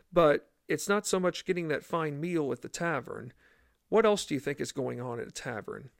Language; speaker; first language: English; native; English